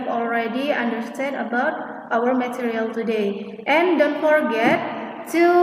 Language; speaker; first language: English; non-native, fluent; Indonesian